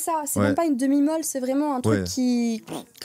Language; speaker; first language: French; native; French